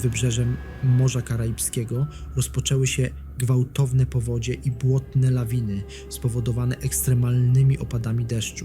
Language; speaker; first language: Polish; native; Polish